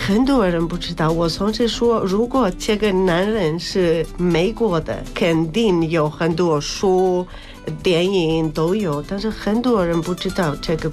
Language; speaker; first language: Chinese; non-native, learner; Spanish